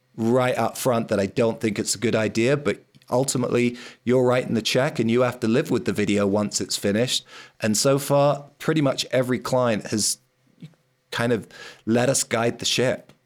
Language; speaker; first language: English; native; English